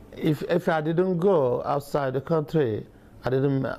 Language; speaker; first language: English; non-native, learner; Bambara